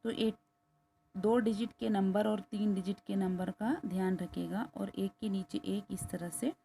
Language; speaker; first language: Hindi; non-native, local second language; Kannada